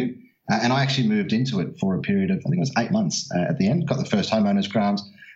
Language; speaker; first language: English; native; English